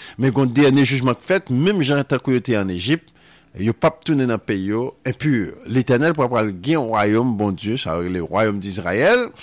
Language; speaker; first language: French; non-native, local second language; Haitian Creole